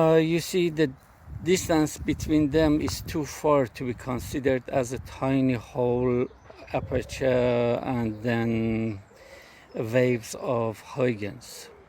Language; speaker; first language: English; non-native, fluent; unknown